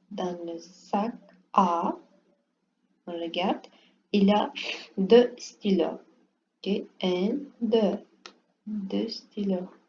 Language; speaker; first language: French; non-native, learner; Portuguese